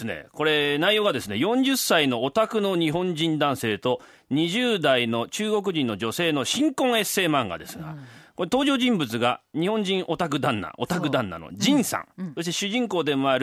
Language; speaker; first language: Japanese; native; Japanese